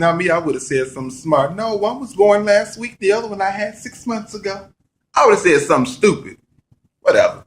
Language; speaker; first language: English; native; English